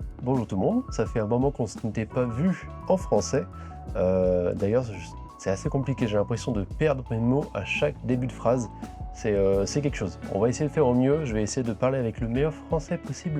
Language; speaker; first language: French; native; French